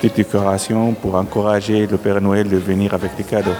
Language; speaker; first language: French; non-native, fluent; Arabic